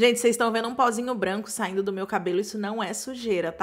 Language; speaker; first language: Portuguese; native; Portuguese